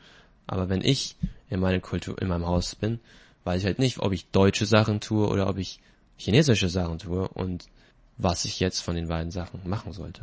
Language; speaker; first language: German; native; German